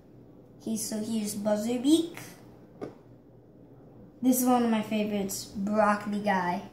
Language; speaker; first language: English; native; English